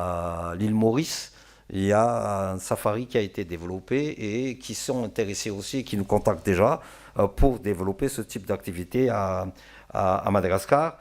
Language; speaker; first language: French; non-native, local second language; Malagasy